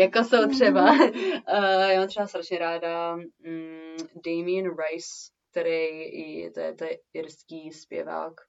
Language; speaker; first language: Czech; early bilingual, heritage; Czech